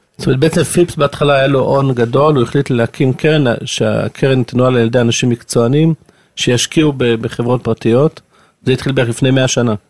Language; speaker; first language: Hebrew; native; Hebrew